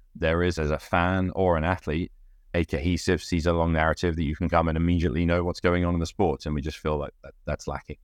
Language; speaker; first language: English; native; English